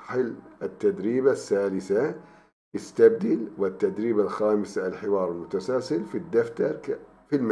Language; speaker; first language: Arabic; non-native, fluent; Turkish